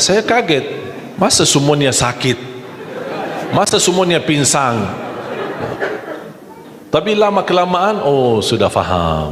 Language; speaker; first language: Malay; non-native, fluent; Arabic